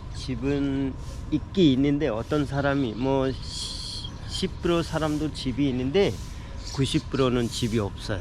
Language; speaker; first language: Korean; non-native, fluent; Hindi